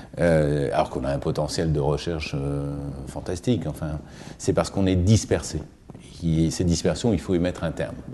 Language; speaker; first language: French; native; French